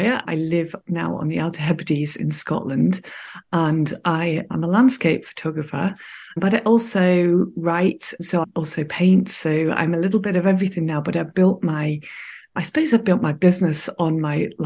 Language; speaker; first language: English; native; English